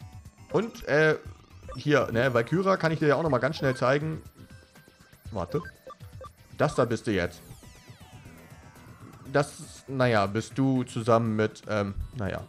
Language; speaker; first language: German; native; German